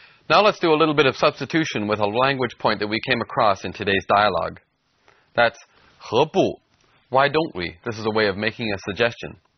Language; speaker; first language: English; native; English